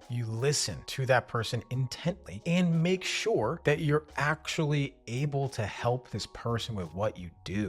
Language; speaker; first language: English; native; English